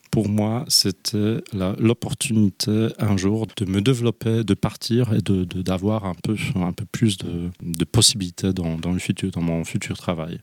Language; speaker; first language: French; non-native, fluent; Polish